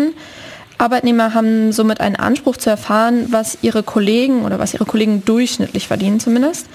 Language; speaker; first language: German; native; German